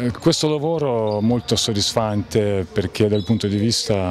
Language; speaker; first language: Italian; non-native, fluent; Lithuanian